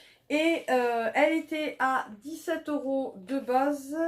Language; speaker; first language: French; native; French